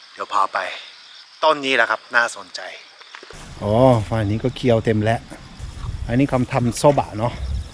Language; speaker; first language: Thai; non-native, fluent; Japanese